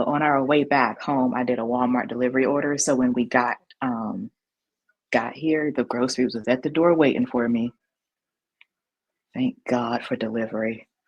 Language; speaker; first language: English; native; English